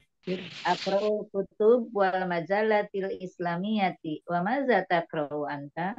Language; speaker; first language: Arabic; non-native, learner; Indonesian